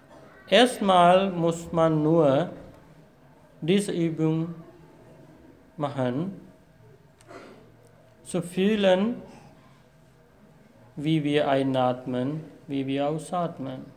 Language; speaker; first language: German; non-native, fluent; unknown